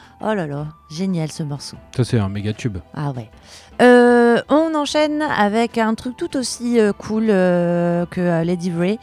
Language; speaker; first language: French; native; French